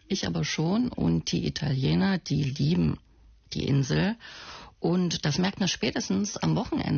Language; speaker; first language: German; native; German